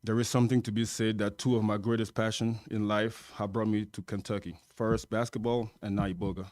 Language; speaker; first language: English; non-native, fluent; French